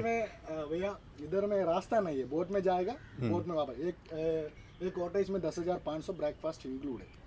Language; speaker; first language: Hindi; non-native, local second language; Malayalam